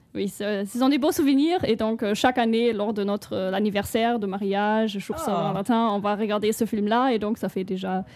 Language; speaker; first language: French; non-native, fluent; German